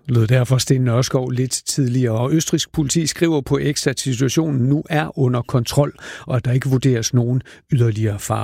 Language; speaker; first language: Danish; native; Danish